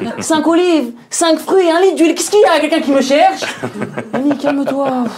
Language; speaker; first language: French; native; French